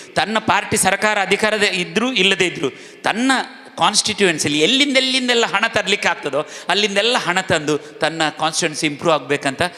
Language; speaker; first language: Kannada; non-native, local second language; Tulu